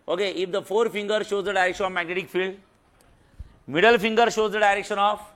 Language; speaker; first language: English; non-native, local second language; Marathi